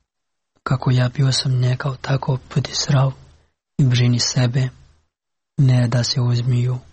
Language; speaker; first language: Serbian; non-native, learner; Pashto